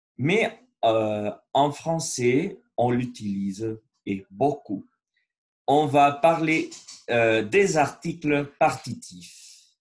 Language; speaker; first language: French; non-native, learner; Spanish